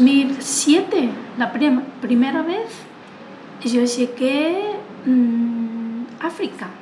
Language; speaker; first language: Spanish; non-native, learner; Chinese